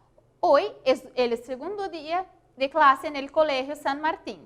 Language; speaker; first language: Spanish; non-native, fluent; Portuguese